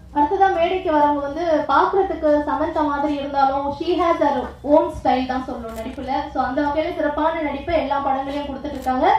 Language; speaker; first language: Tamil; native; Tamil